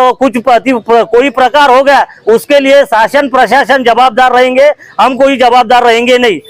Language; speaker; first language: Hindi; non-native, local second language; Marathi